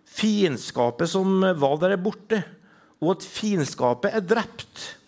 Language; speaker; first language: Norwegian; native; Norwegian